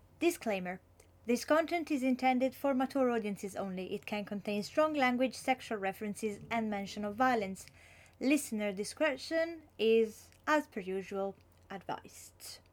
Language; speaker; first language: English; non-native, fluent; Italian